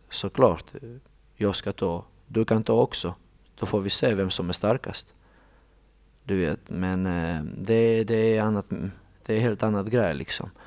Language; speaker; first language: Swedish; non-native, fluent; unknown